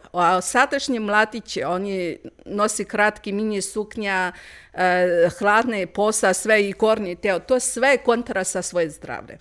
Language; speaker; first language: Croatian; non-native, learner; Chinese